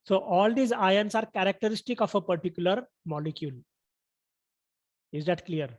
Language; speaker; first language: English; non-native, local second language; Marathi